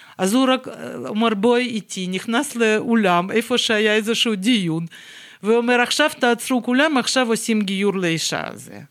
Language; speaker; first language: Hebrew; non-native, fluent; Russian